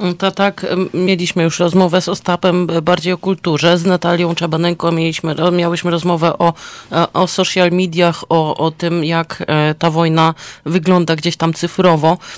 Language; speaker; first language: Polish; native; Polish